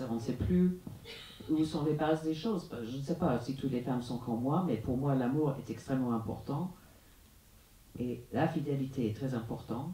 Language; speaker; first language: French; non-native, fluent; English